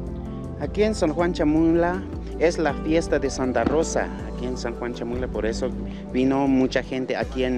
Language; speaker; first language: Spanish; non-native, local second language; Tzotzil